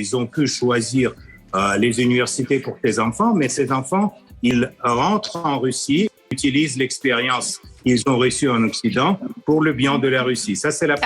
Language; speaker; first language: French; non-native, fluent; Russian